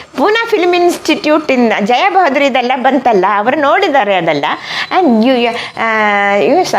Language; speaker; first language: Kannada; non-native, fluent; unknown